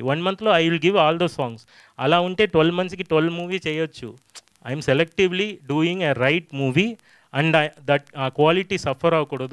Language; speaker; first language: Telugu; non-native, fluent; Tamil